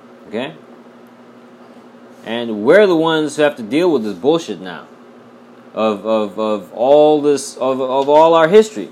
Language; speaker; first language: English; non-native, local second language; Bangla